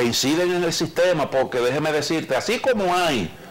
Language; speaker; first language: Spanish; native; Spanish